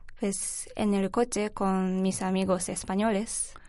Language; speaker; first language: Spanish; non-native, learner; Japanese